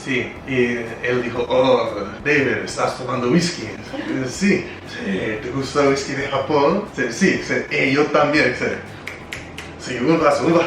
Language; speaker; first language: Spanish; non-native, fluent; English